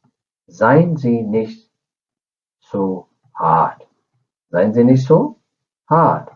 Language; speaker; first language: German; non-native, fluent; Urdu